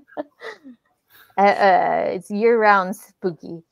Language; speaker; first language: English; native; English